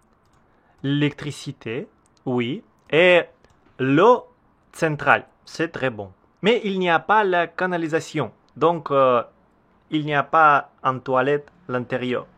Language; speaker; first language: French; non-native, learner; Russian